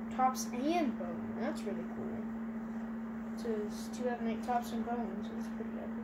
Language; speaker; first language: English; native; English